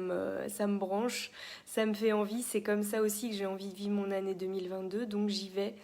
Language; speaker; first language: French; native; French